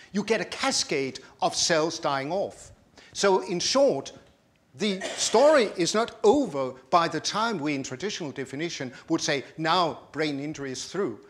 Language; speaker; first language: English; non-native, fluent; Danish